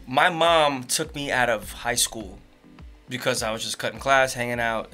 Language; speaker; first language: English; native; English